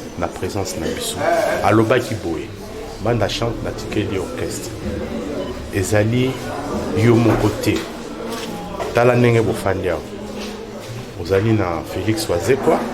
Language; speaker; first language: Lingala; native; Lingala